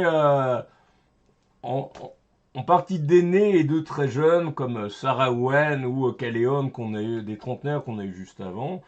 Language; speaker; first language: French; native; French